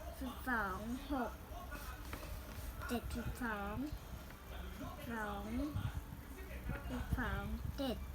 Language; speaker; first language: Thai; native; Thai